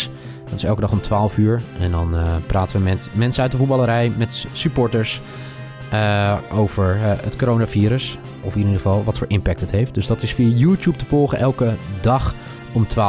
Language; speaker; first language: Dutch; native; Dutch